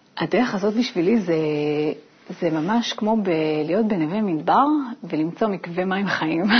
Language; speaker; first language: Hebrew; native; Hebrew